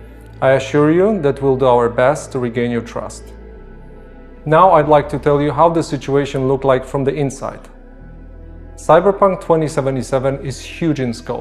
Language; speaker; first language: English; non-native, fluent; Polish